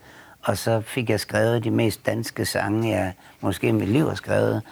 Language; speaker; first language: Danish; native; Danish